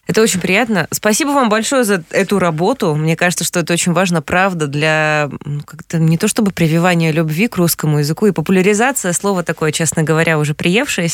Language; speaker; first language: Russian; native; Russian